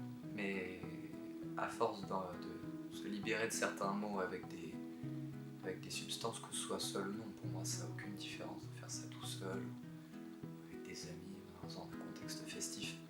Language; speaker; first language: French; native; French